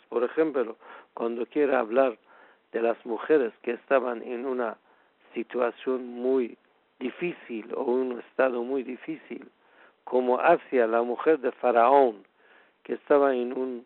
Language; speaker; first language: Spanish; non-native, fluent; Persian